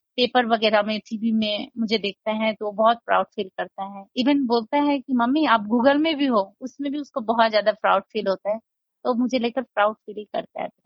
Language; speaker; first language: Hindi; non-native, local second language; Nepali